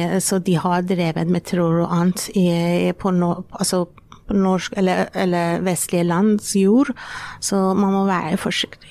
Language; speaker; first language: Norwegian; non-native, fluent; Persian